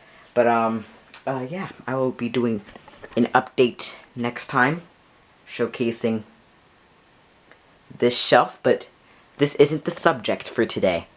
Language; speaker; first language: English; native; English